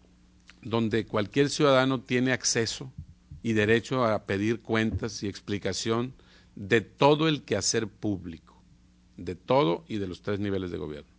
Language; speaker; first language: Spanish; native; Spanish